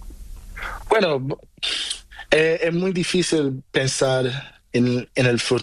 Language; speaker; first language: Spanish; non-native, learner; Portuguese